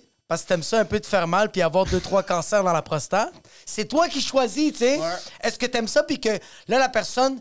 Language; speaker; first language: French; native; French